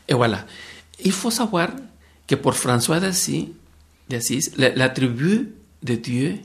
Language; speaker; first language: French; non-native, fluent; Spanish